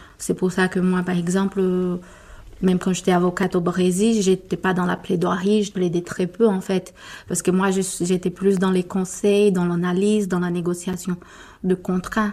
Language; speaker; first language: French; non-native, fluent; Portuguese